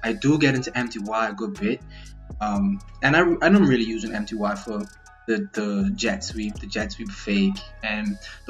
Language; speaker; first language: English; native; English